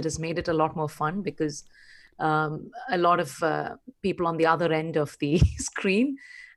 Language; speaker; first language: English; non-native, local second language; Malayalam